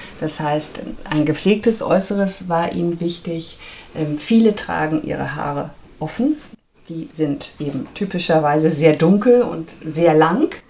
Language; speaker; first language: German; native; German